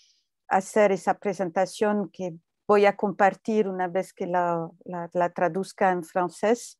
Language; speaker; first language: Spanish; non-native, fluent; French